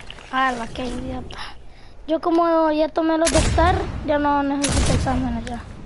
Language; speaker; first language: Spanish; early bilingual, heritage; Spanish